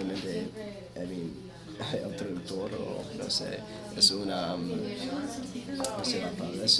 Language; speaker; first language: Spanish; non-native, fluent; English